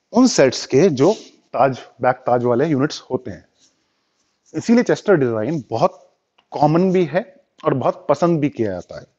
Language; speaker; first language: Hindi; native; Hindi